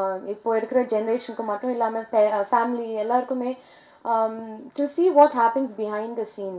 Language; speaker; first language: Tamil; early bilingual, heritage; English